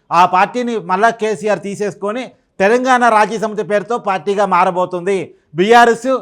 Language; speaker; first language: Telugu; native; Telugu